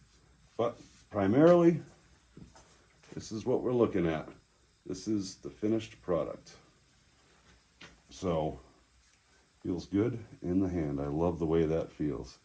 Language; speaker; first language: English; native; English